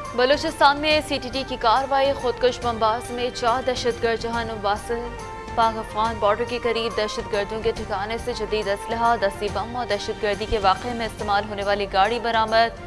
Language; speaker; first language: Urdu; native; Urdu